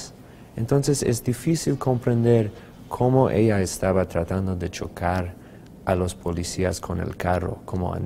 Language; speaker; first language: Spanish; non-native, fluent; English